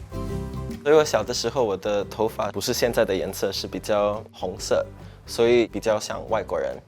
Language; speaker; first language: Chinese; non-native, local second language; English